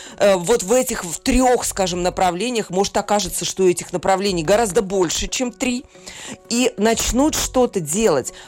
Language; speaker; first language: Russian; native; Russian